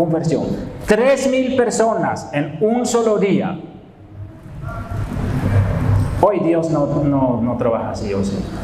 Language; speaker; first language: Spanish; non-native, fluent; Dutch